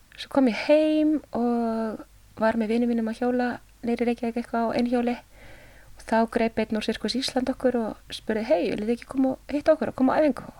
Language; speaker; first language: Icelandic; native; Icelandic